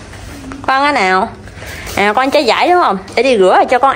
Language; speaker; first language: Vietnamese; native; Vietnamese